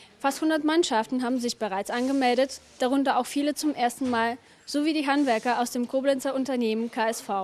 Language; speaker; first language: German; non-native, fluent; Bulgarian